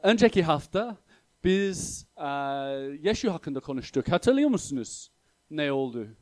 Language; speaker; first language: Turkish; non-native, fluent; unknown